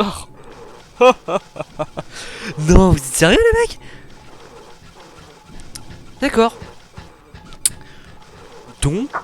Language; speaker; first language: French; native; French